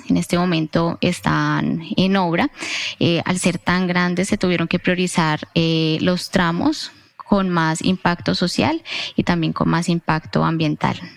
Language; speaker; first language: Spanish; native; Spanish